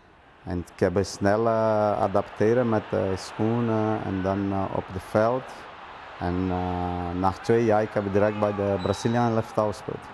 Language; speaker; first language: Dutch; non-native, learner; Portuguese